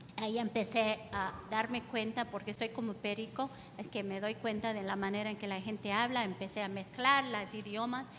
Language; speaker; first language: Spanish; early bilingual, heritage; Spanish